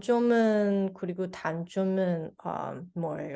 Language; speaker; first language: Korean; non-native, learner; English